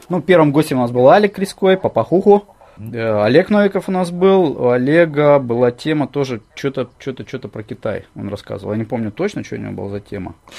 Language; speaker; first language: Russian; native; Russian